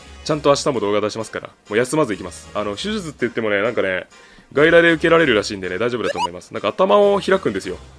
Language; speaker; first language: Japanese; native; Japanese